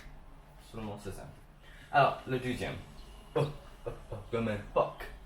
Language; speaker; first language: French; non-native, learner; English